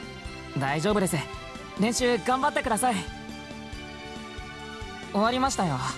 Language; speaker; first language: Japanese; native; Japanese